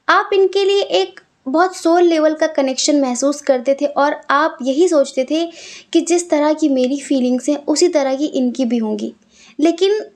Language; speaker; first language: Hindi; native; Hindi